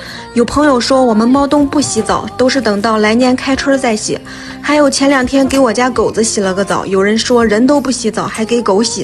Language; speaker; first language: Chinese; native; Chinese